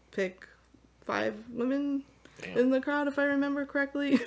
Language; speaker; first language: English; native; English